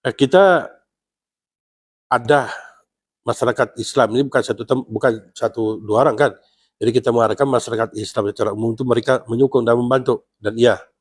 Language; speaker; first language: Malay; non-native, local second language; Central Dusun